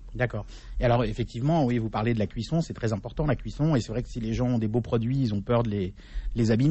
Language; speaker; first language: French; native; French